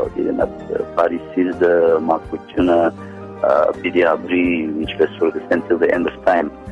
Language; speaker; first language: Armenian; early bilingual, heritage; Armenian